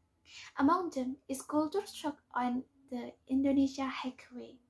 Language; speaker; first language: English; non-native, learner; Indonesian